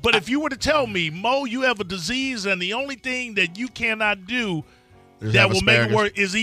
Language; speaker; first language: English; native; English